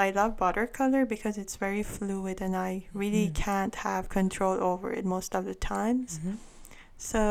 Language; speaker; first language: English; non-native, fluent; Armenian